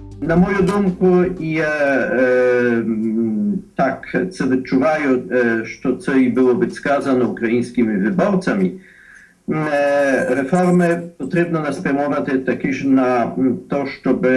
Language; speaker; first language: Ukrainian; non-native, fluent; Polish